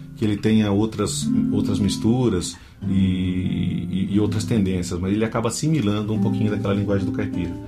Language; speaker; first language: Portuguese; native; Portuguese